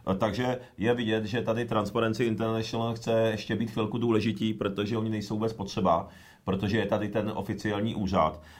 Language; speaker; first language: Czech; early bilingual, other home language; Japanese